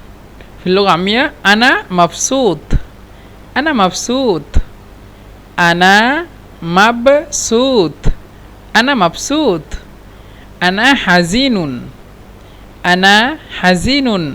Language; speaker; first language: Arabic; non-native, fluent; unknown